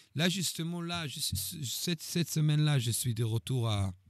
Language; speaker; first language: French; non-native, fluent; Hebrew